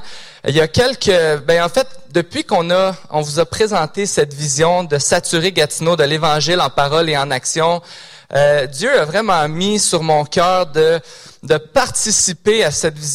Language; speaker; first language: French; native; French